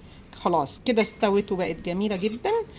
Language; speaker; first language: Arabic; native; Arabic